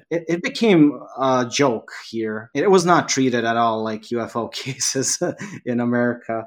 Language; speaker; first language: English; non-native, fluent; Serbian